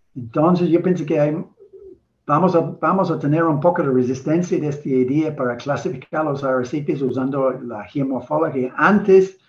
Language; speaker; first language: Spanish; non-native, learner; English